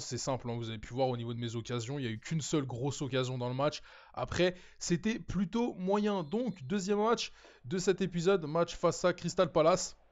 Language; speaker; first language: French; native; French